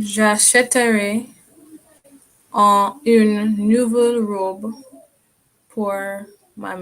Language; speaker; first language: French; non-native, learner; English